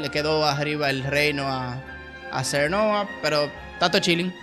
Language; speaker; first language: Spanish; native; Spanish